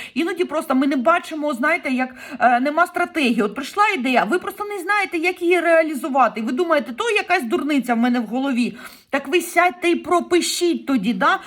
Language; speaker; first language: Ukrainian; non-native, local second language; Russian